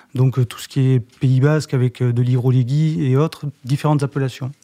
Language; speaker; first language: French; native; French